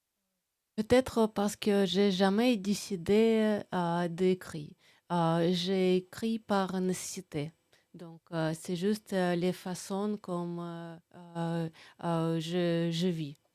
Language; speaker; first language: French; non-native, fluent; Russian